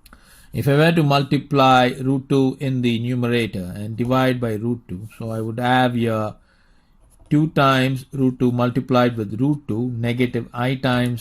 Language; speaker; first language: English; non-native, local second language; Tamil